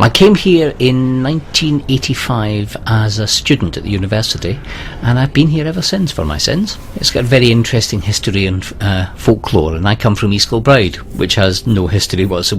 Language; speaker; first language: English; native; English